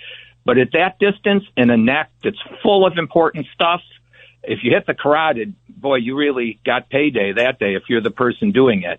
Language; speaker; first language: English; native; English